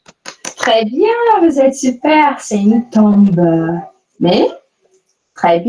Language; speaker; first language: French; non-native, fluent; Portuguese